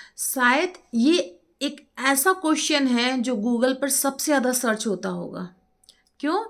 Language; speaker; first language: Hindi; native; Hindi